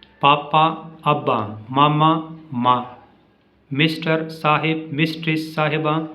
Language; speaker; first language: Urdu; non-native, local second language; Pashto